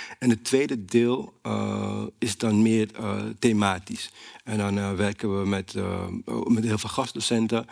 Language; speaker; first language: Dutch; native; Dutch